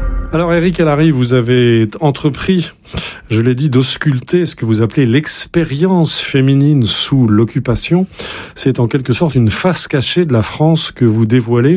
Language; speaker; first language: French; native; French